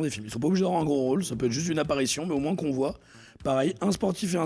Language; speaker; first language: French; native; French